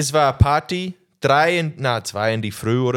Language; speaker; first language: German; non-native, learner; English